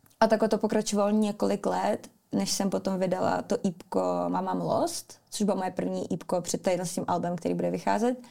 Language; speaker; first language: Czech; early bilingual, other home language; Armenian